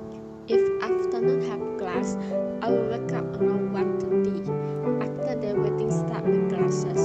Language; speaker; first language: English; non-native, learner; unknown